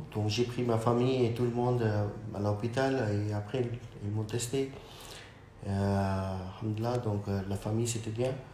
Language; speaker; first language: French; non-native, fluent; Urdu